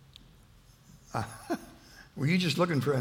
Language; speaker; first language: English; native; English